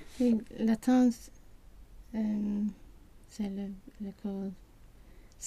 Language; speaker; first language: French; non-native, learner; Swedish